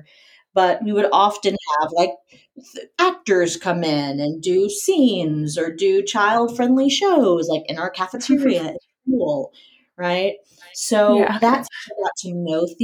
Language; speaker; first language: English; native; English